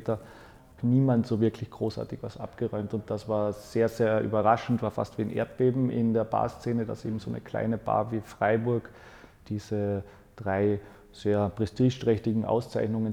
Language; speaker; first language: German; native; German